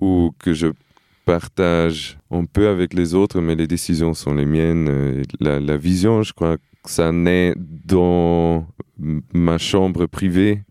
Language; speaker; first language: French; non-native, fluent; Portuguese